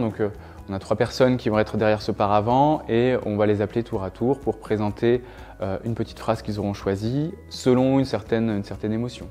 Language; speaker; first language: French; native; French